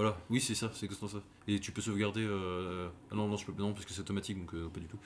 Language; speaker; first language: French; native; French